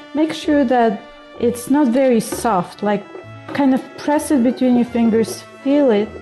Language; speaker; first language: English; non-native, fluent; Bulgarian